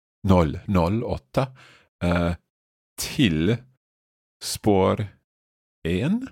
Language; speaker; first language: Swedish; non-native, learner; English